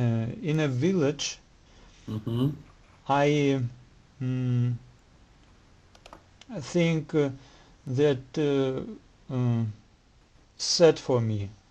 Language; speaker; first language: English; non-native, learner; Russian